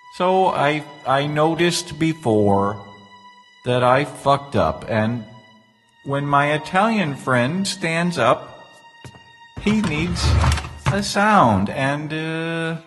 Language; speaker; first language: English; native; English